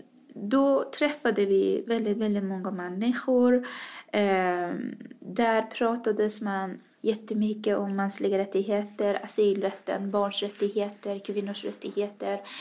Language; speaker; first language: Swedish; non-native, fluent; Persian